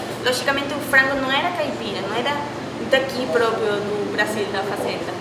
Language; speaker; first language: Portuguese; non-native, fluent; Spanish